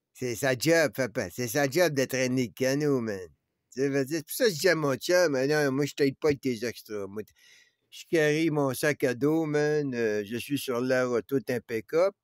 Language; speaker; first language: French; native; French